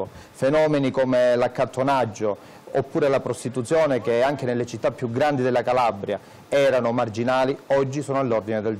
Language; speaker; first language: Italian; native; Italian